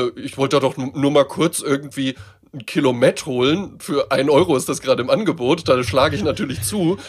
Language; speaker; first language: German; native; German